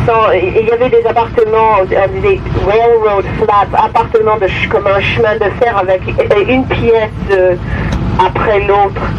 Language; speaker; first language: French; non-native, fluent; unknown